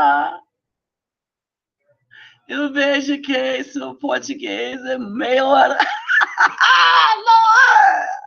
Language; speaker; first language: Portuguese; non-native, learner; English